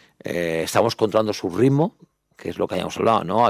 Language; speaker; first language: Spanish; native; Spanish